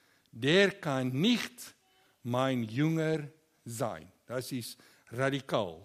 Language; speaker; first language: German; non-native, learner; Afrikaans